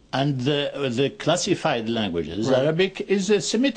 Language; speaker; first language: English; non-native, fluent; Arabic